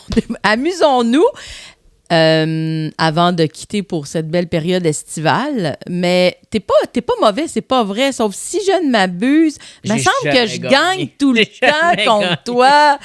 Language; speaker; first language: French; native; French